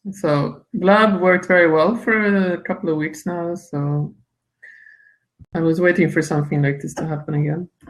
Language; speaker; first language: English; non-native, fluent; Italian